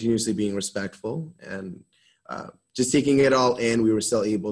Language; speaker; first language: English; native; English